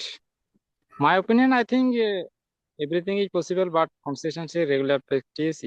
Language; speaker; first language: English; non-native, learner; Santali